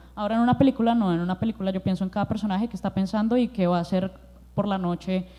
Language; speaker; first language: Spanish; native; Spanish